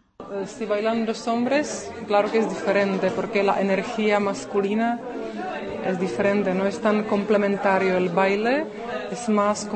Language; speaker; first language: Spanish; non-native, fluent; Czech